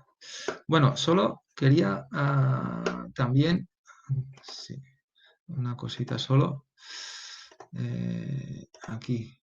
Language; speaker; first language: Spanish; native; Spanish